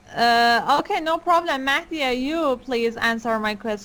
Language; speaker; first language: English; non-native, fluent; Persian